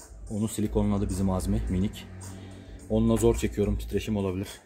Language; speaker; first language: Turkish; native; Turkish